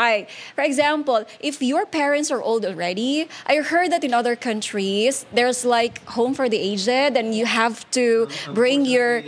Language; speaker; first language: English; non-native, local second language; Hiligaynon